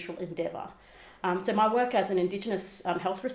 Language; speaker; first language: English; native; English